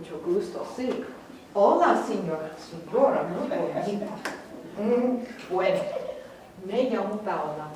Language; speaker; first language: Spanish; non-native, fluent; English